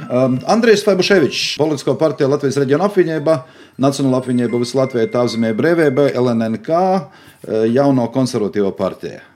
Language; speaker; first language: Latvian; native; Latvian